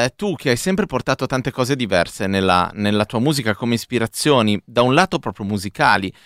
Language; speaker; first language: Italian; native; Italian